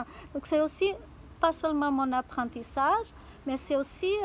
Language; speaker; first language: French; non-native, fluent; Portuguese